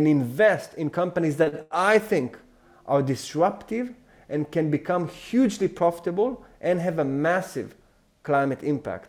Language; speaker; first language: English; non-native, fluent; Hebrew